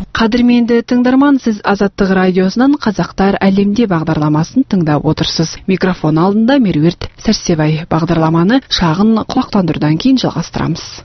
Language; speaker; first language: Kazakh; native; Kazakh